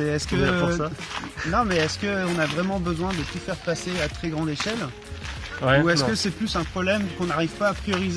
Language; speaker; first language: French; native; French